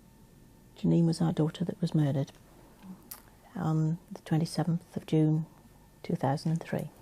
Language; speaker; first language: English; native; English